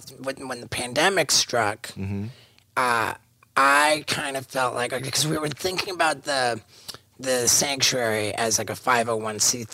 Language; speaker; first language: English; native; English